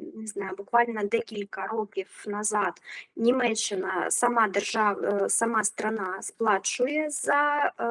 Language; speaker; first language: Ukrainian; native; Ukrainian